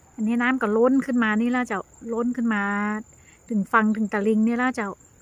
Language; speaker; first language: Thai; native; Thai